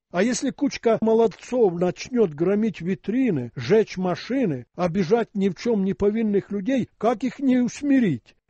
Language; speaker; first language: Russian; non-native, local second language; Ukrainian